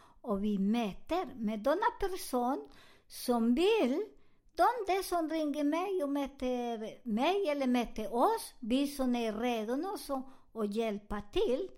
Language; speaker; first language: Swedish; non-native, learner; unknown